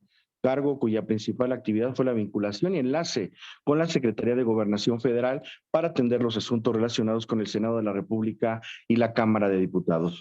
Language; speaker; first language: Spanish; native; Spanish